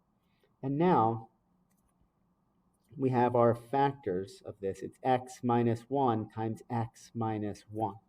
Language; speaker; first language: English; native; English